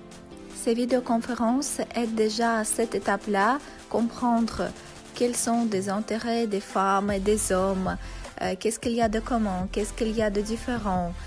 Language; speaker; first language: French; non-native, fluent; Russian